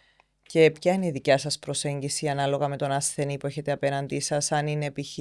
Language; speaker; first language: Greek; native; Greek